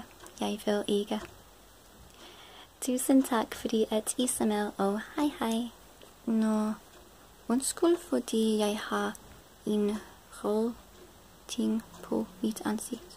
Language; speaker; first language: Danish; non-native, learner; English